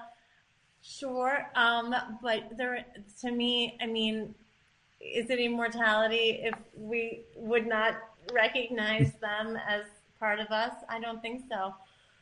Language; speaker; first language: English; native; English